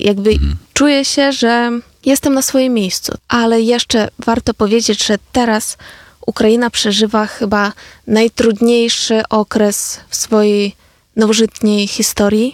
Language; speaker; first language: Polish; non-native, fluent; Ukrainian